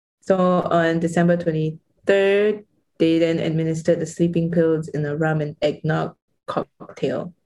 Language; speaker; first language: English; native; English